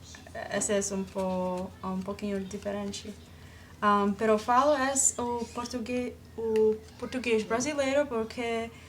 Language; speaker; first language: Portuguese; non-native, learner; English